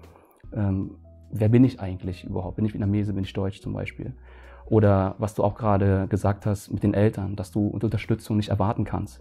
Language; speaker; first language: German; early bilingual, other home language; Vietnamese